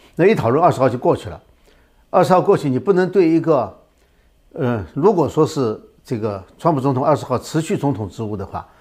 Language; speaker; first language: Chinese; native; Chinese